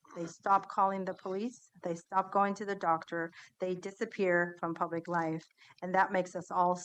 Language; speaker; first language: English; early bilingual, other home language; Somali